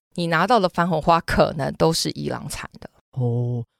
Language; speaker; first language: Chinese; native; Chinese